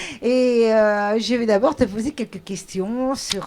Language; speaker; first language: French; native; French